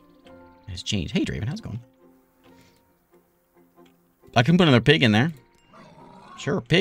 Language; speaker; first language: English; native; English